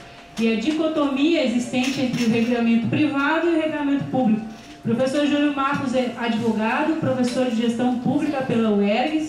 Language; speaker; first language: Portuguese; native; Portuguese